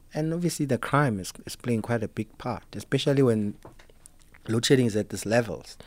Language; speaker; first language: English; non-native, local second language; Southern Sotho